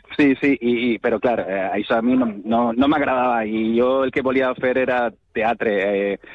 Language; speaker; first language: Catalan; native; Catalan